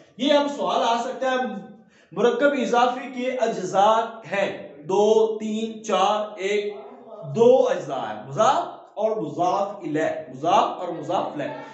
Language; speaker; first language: Urdu; non-native, local second language; Punjabi